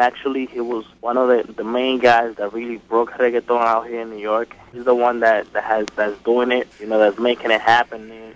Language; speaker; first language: English; early bilingual, other home language; Spanish